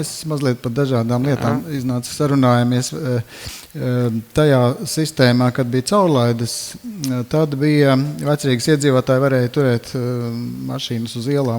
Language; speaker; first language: Latvian; native; Latvian